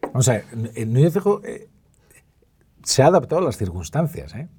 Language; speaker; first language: Spanish; native; Spanish